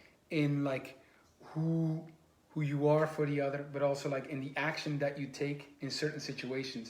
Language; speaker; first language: English; non-native, fluent; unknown